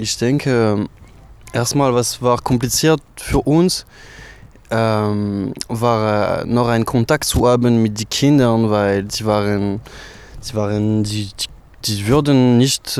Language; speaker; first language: German; non-native, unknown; French